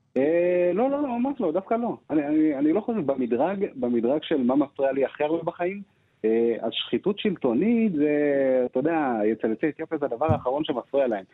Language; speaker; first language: Hebrew; early bilingual, other home language; Amharic